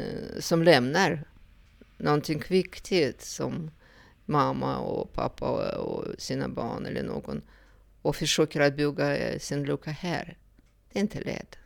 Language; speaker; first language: Swedish; non-native, fluent; Russian